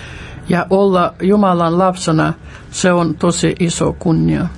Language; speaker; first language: Finnish; non-native, fluent; Russian